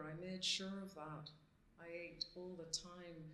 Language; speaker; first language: English; native; English